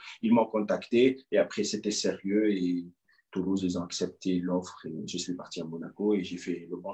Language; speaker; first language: French; non-native, local second language; Arabic